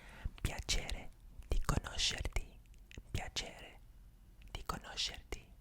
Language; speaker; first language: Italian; non-native, learner; English